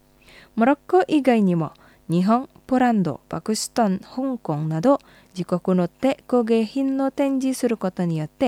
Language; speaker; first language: Japanese; non-native, fluent; Indonesian